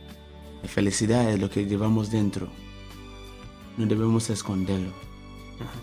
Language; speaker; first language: Spanish; non-native, fluent; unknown